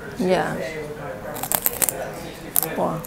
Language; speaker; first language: English; non-native, learner; Vietnamese